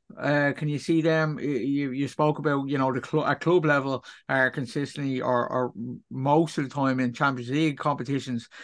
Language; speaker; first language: English; native; English